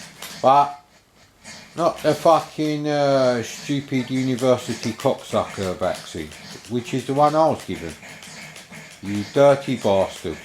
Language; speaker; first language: English; native; English